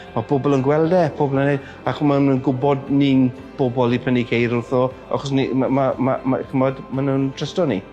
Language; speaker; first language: Welsh; native; Welsh